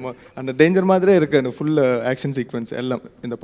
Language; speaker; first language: Tamil; non-native, learner; Telugu